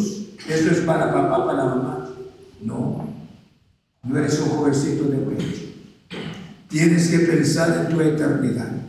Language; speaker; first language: Spanish; native; Spanish